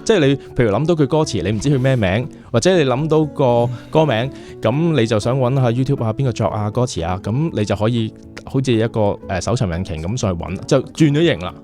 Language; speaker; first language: Cantonese; native; Cantonese